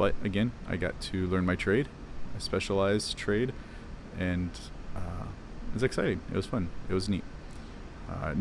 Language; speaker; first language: English; native; English